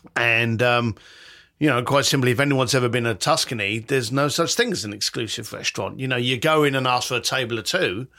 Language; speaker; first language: English; native; English